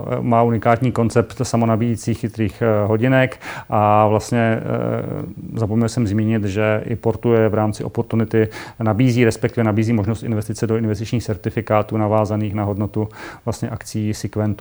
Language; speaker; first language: Czech; native; Czech